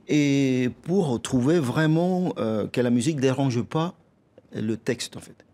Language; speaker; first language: French; non-native, fluent; Spanish